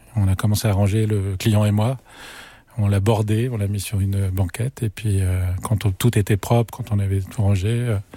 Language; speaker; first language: French; native; French